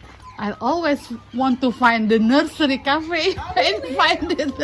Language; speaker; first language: English; non-native, learner; Indonesian